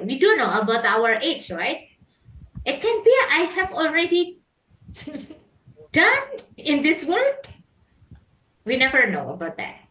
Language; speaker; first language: English; non-native, learner; Indonesian